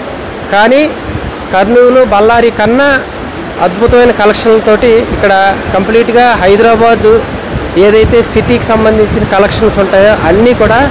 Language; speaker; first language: Telugu; native; Telugu